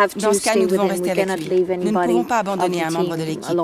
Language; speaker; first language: French; native; French